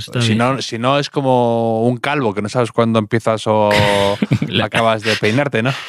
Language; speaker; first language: Spanish; native; Spanish